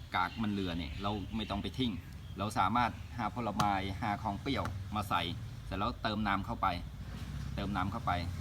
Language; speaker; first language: Thai; native; Thai